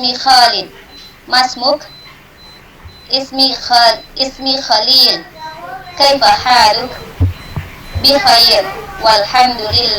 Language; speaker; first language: Arabic; non-native, learner; Indonesian